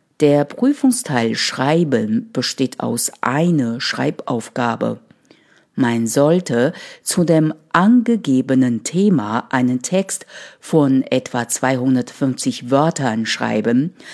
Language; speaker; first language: German; non-native, fluent; Chinese